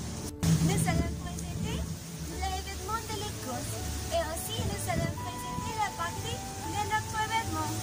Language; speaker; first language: French; non-native, learner; Spanish